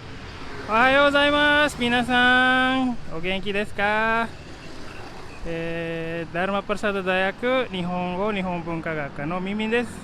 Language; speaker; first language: Japanese; non-native, fluent; Indonesian